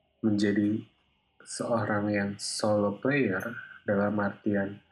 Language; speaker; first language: Indonesian; native; Indonesian